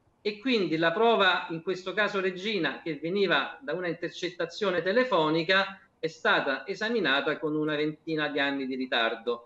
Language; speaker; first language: Italian; native; Italian